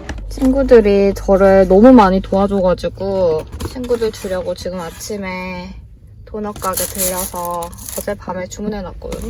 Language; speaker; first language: Korean; native; Korean